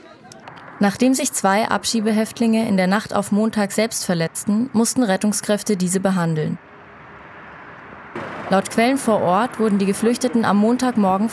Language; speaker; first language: German; native; German